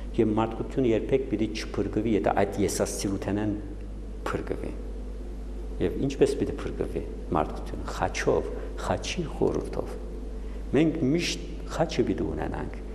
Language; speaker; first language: Armenian; early bilingual, heritage; Armenian